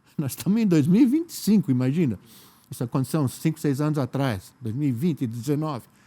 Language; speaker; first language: Portuguese; native; Portuguese